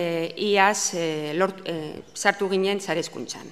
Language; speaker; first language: Basque; non-native, local second language; Spanish